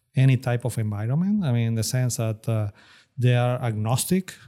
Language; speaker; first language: English; non-native, fluent; Spanish